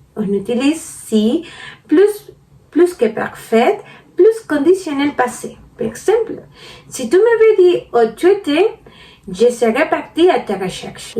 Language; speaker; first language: French; non-native, learner; Spanish